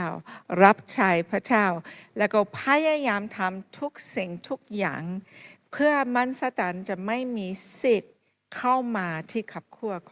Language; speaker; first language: Thai; non-native, fluent; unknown